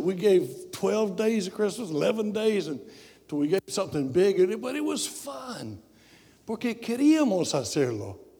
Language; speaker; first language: English; native; English